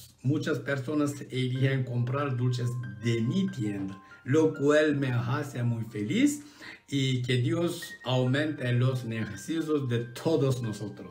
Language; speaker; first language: Spanish; non-native, learner; Turkish